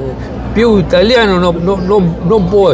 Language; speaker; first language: Italian; early bilingual, heritage; Spanish